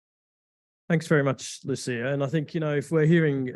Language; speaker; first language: English; native; English